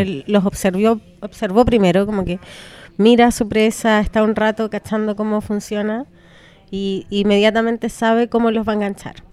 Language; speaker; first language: Spanish; native; Spanish